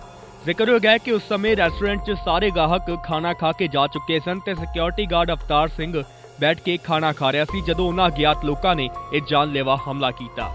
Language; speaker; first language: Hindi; non-native, local second language; Punjabi